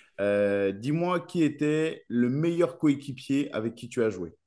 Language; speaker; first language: French; native; French